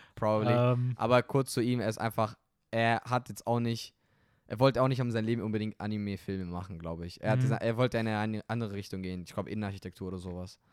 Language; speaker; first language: German; non-native, fluent; Romanian